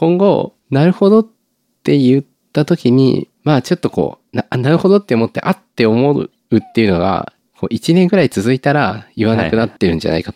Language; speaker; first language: Japanese; native; Japanese